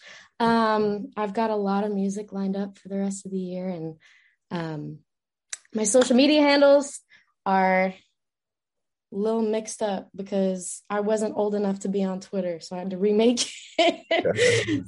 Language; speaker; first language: English; native; English